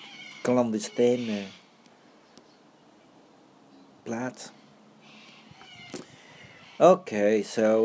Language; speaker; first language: Dutch; early bilingual, other home language; Vietnamese